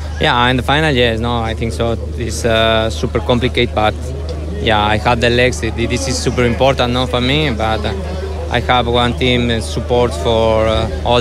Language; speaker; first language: English; non-native, learner; Spanish